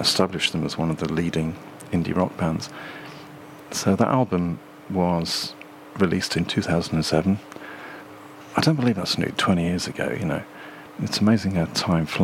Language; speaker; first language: English; native; English